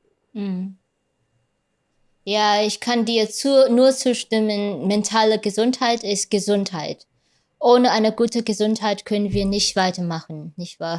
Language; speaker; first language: German; non-native, fluent; Vietnamese